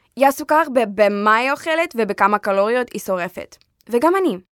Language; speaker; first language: Hebrew; early bilingual, other home language; Russian